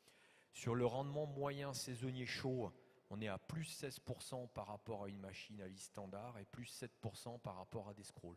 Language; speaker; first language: French; native; French